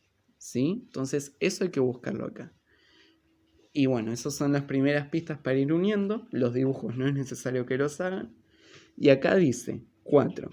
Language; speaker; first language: Spanish; native; Spanish